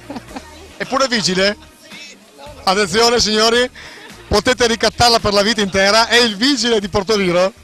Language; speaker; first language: Italian; native; Italian